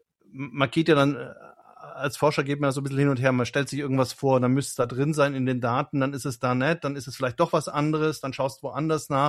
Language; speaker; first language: German; native; German